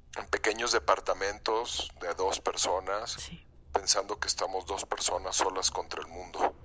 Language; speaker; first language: Spanish; native; Spanish